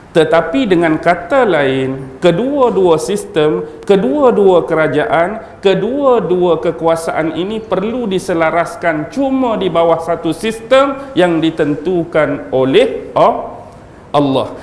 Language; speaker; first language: Malay; native; Malay